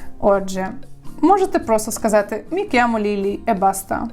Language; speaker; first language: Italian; non-native, fluent; Ukrainian